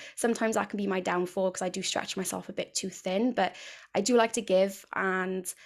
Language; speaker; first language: English; native; English